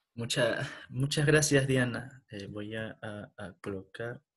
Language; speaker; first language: Spanish; native; Spanish